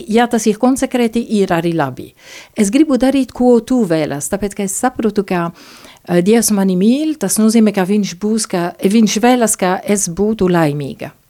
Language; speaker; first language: Latvian; non-native, fluent; French